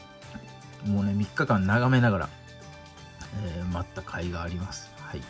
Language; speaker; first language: Japanese; native; Japanese